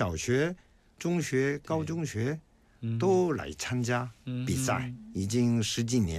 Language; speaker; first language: Chinese; non-native, fluent; Korean